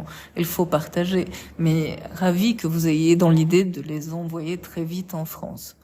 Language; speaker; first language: French; native; French